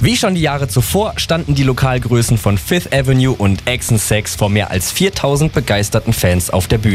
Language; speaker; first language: German; native; German